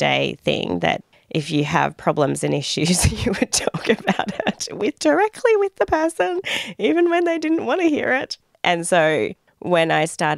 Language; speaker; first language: English; native; English